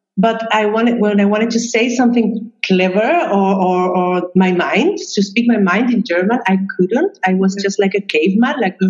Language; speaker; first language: English; non-native, fluent; Spanish